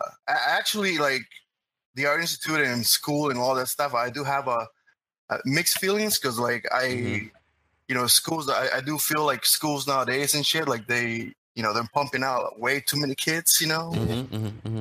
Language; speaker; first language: English; non-native, fluent; Spanish